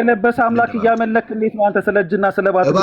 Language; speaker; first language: Amharic; native; Amharic